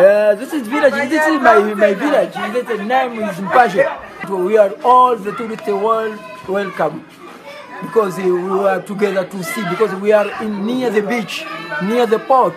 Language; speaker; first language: English; non-native, learner; Comorian